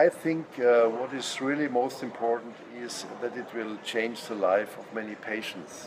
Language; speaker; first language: English; non-native, fluent; German